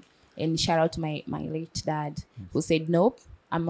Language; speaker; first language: English; non-native, local second language; Swahili